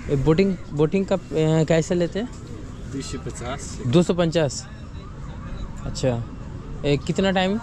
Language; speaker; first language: Hindi; non-native, local second language; Bangla